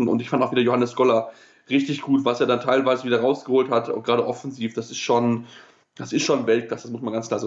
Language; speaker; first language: German; native; German